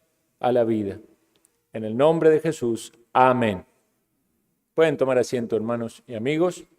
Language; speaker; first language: Spanish; native; Spanish